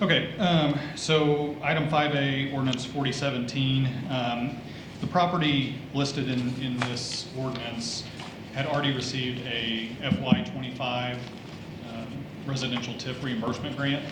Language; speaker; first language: English; native; English